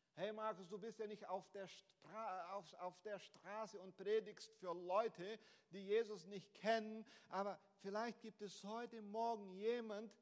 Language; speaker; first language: German; non-native, fluent; Portuguese